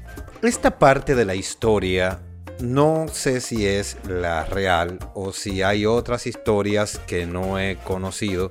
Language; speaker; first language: Spanish; native; Spanish